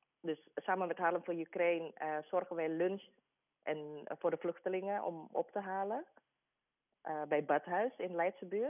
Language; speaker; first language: Dutch; non-native, learner; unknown